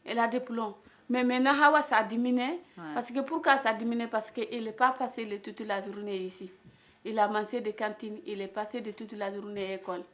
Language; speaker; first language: French; non-native, learner; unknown